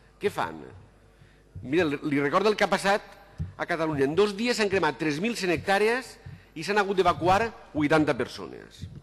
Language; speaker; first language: Catalan; native; Catalan